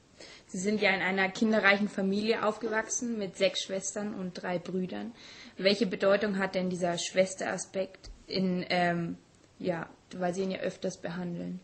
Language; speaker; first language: German; native; German